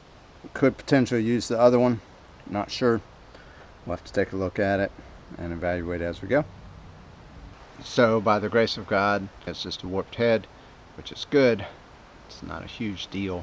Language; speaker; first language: English; native; English